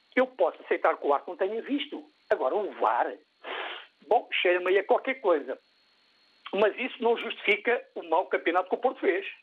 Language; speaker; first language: Portuguese; native; Portuguese